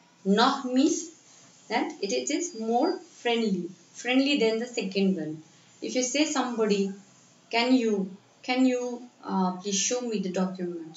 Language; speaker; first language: English; non-native, local second language; Hindi